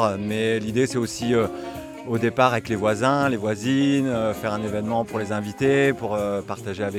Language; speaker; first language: French; native; French